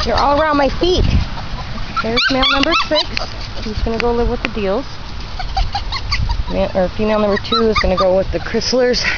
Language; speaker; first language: English; native; English